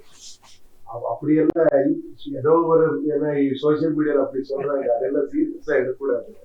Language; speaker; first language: Tamil; non-native, learner; Kannada